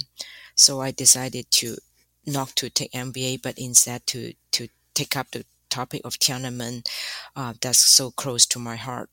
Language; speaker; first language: English; non-native, fluent; Chinese